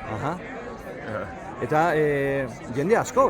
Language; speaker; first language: Basque; native; Basque